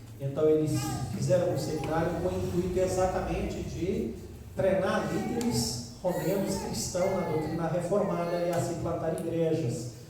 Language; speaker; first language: Portuguese; non-native, fluent; Romanian